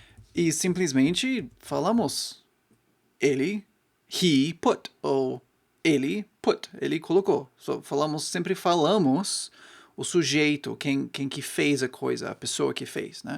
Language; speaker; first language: Portuguese; non-native, fluent; English